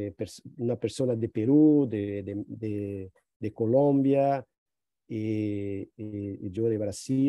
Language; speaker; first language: Spanish; non-native, fluent; Portuguese